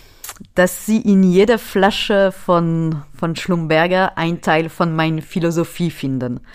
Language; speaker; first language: German; non-native, fluent; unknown